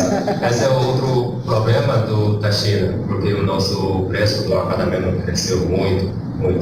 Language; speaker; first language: Portuguese; non-native, learner; Chinese